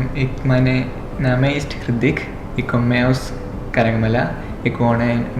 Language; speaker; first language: German; non-native, learner; Malayalam